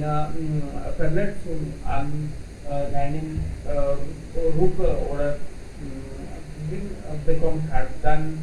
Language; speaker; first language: German; non-native, learner; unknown